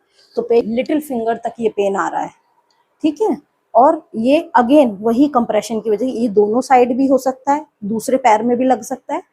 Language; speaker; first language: Hindi; native; Hindi